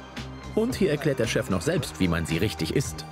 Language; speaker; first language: German; native; German